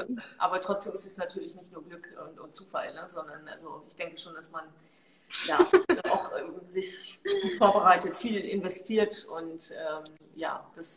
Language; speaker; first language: German; native; German